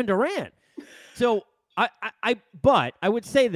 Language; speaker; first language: English; native; English